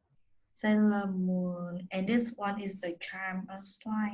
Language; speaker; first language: English; non-native, learner; Vietnamese